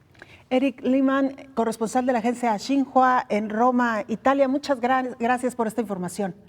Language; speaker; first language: Spanish; native; Spanish